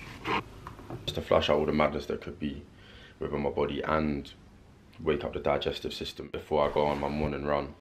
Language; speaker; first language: English; native; English